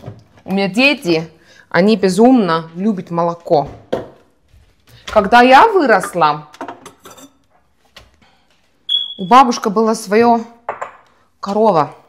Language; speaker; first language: Russian; non-native, fluent; Estonian